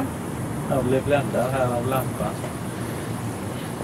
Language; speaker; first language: Swedish; native; Swedish